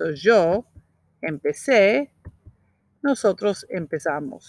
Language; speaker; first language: Spanish; non-native, fluent; English